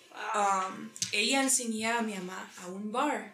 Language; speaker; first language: Spanish; early bilingual, heritage; English